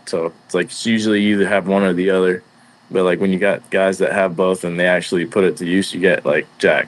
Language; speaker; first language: English; native; English